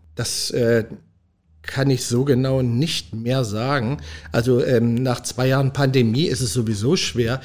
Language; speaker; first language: German; native; German